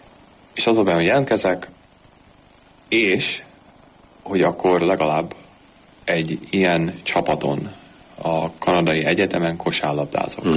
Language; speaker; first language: Hungarian; early bilingual, heritage; Hungarian